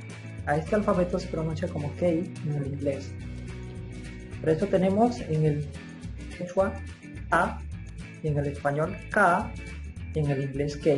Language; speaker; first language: Spanish; non-native, local second language; Quechua